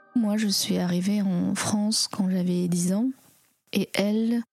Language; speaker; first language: French; early bilingual, other home language; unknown